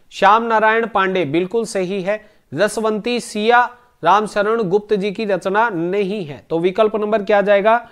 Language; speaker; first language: Hindi; native; Hindi